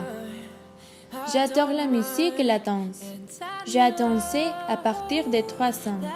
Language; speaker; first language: French; non-native, learner; Spanish